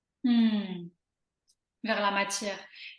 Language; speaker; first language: French; native; French